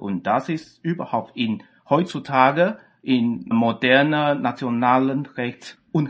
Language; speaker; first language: German; non-native, fluent; Chinese